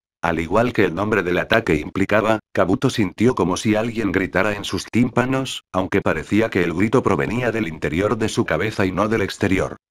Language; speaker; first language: Spanish; native; Spanish